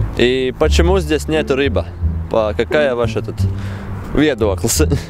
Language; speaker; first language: Russian; non-native, learner; Latvian